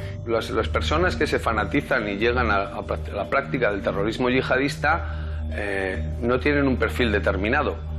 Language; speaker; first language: Spanish; native; Spanish